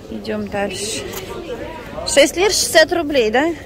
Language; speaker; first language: Russian; native; Russian